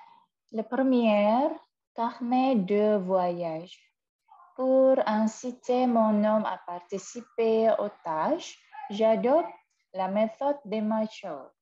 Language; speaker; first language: French; non-native, fluent; Indonesian